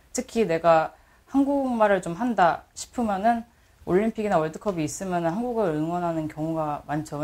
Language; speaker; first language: Korean; early bilingual, heritage; Korean